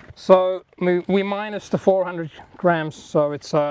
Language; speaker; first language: English; non-native, fluent; Finnish